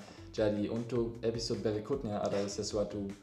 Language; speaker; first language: Indonesian; non-native, learner; German